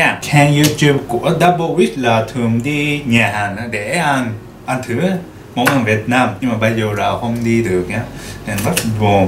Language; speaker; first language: Vietnamese; non-native, learner; Japanese